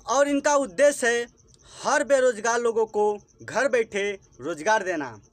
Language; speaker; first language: Hindi; native; Hindi